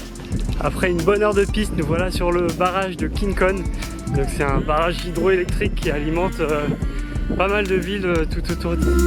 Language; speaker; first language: French; native; French